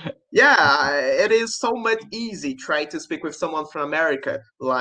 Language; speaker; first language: English; non-native, learner; Portuguese